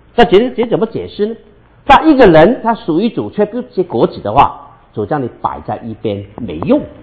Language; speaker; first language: Chinese; non-native, local second language; Cantonese